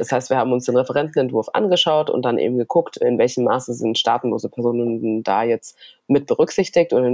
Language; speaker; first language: German; native; German